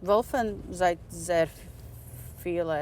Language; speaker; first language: German; non-native, learner; Latvian